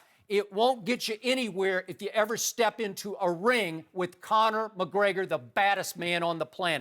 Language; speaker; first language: English; native; English